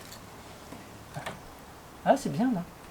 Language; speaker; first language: French; native; French